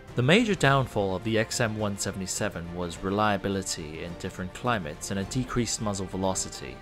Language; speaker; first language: English; non-native, local second language; Cantonese